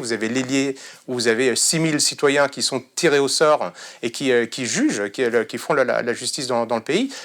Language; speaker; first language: French; early bilingual, other home language; Serbian